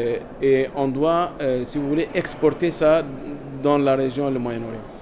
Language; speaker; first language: French; non-native, fluent; Arabic